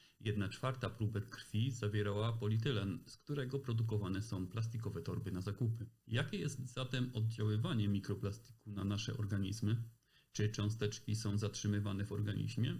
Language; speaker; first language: Polish; native; Polish